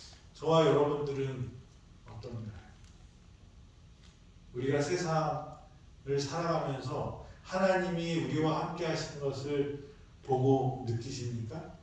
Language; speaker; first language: Korean; native; Korean